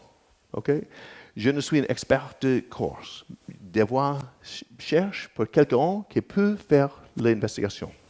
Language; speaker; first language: French; non-native, learner; English